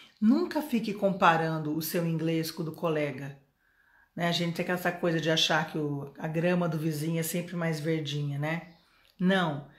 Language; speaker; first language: Portuguese; native; Portuguese